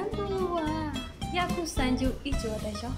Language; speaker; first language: Japanese; non-native, learner; Burmese